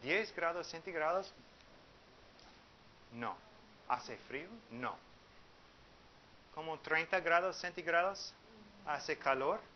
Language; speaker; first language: Spanish; non-native, fluent; English